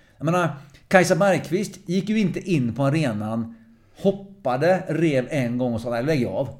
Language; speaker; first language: Swedish; early bilingual, other home language; English